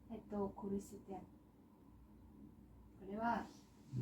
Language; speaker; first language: Japanese; non-native, learner; Mizo